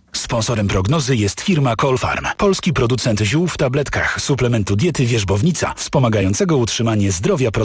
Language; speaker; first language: Polish; native; Polish